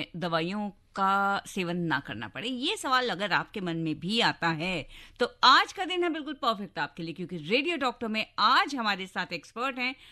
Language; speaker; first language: Hindi; native; Hindi